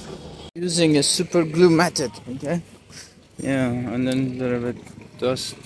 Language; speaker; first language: English; non-native, learner; Persian